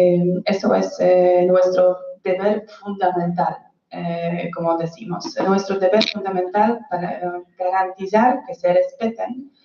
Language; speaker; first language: Spanish; non-native, fluent; Polish